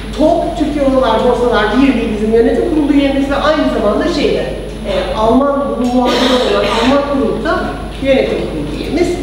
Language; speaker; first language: Turkish; early bilingual, heritage; Turkish